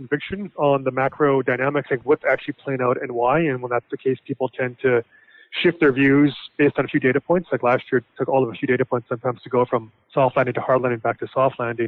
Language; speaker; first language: English; native; English